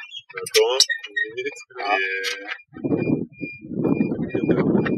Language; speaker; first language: French; non-native, learner; Russian